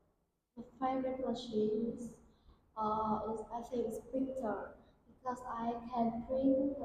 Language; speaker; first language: English; non-native, learner; Vietnamese